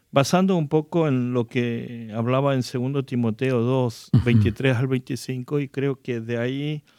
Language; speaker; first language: Spanish; non-native, fluent; Korean